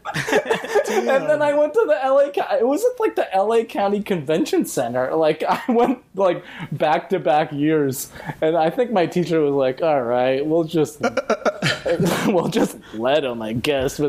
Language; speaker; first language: English; native; English